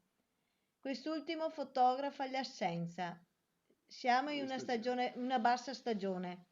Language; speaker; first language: Italian; native; Italian